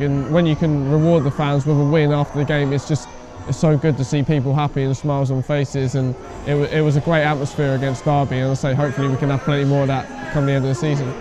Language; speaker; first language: English; native; English